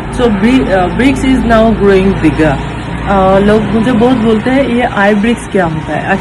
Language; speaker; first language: Hindi; non-native, local second language; Assamese